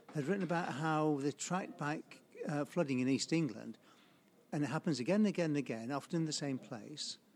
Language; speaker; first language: English; native; English